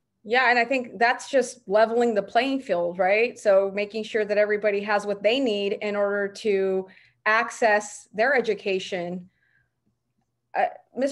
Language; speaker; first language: English; native; English